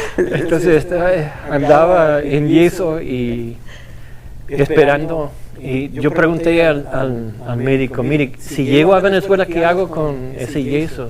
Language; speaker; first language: Spanish; non-native, fluent; English